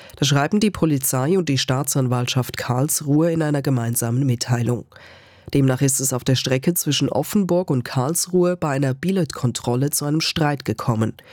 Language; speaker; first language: German; native; German